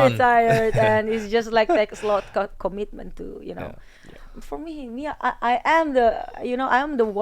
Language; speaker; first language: English; non-native, fluent; Indonesian